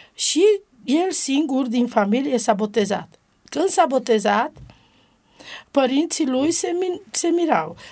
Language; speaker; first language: Romanian; non-native, local second language; Romany